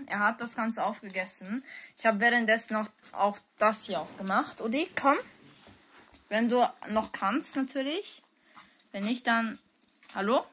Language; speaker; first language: German; early bilingual, other home language; Hungarian